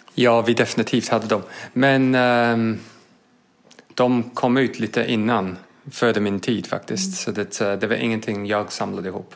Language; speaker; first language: Swedish; non-native, fluent; English